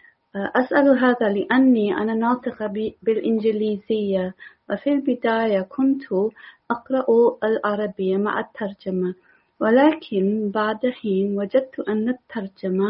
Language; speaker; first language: Arabic; non-native, learner; English